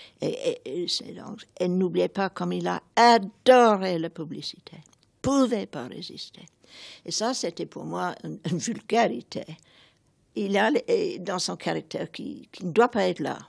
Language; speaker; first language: French; non-native, fluent; English